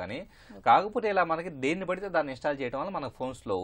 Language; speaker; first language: Telugu; native; Telugu